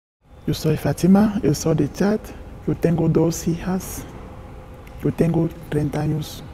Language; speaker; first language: Spanish; non-native, learner; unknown